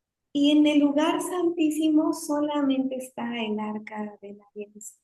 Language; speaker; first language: Spanish; native; Spanish